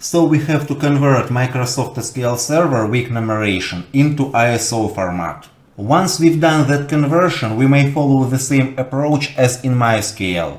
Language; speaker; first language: English; non-native, fluent; Russian